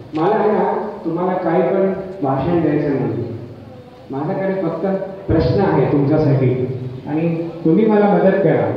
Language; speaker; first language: Marathi; non-native, local second language; Hindi